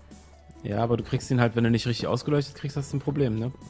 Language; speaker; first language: German; native; German